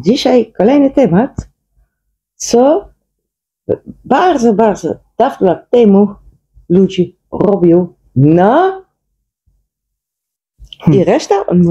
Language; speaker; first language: Polish; non-native, learner; Dutch